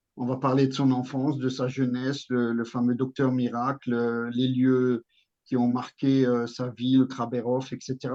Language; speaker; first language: French; native; French